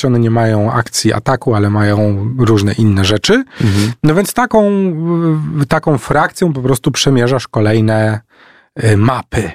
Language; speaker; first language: Polish; native; Polish